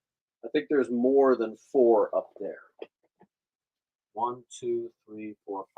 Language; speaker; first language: English; native; English